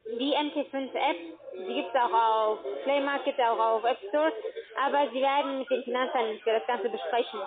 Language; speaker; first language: German; non-native, fluent; Russian